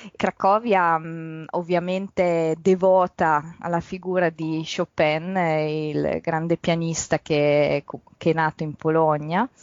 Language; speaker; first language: Italian; early bilingual, other home language; Polish